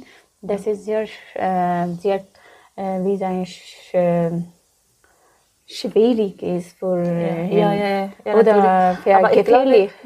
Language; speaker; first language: German; non-native, learner; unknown